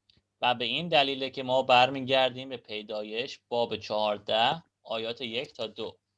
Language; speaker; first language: Persian; native; Persian